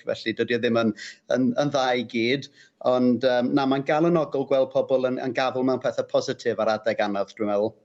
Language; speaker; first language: Welsh; non-native, local second language; English